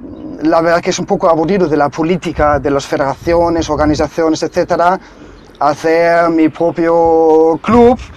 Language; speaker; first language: Spanish; non-native, fluent; German